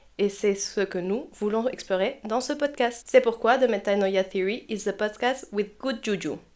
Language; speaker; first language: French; early bilingual, heritage; Spanish